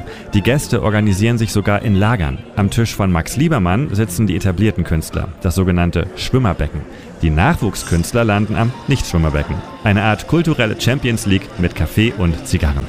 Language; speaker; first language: German; native; German